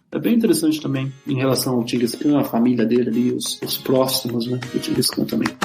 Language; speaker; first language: Portuguese; native; Portuguese